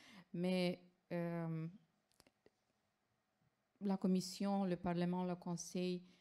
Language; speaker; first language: French; non-native, fluent; Romanian